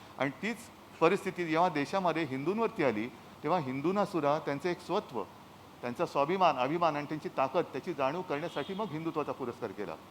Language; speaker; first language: Marathi; native; Marathi